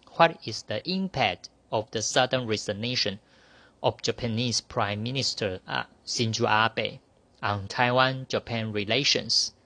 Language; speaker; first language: English; non-native, fluent; Chinese